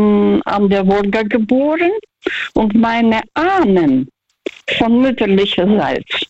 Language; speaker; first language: German; non-native, fluent; Russian